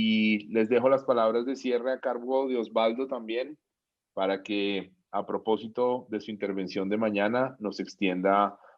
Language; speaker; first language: Spanish; native; Spanish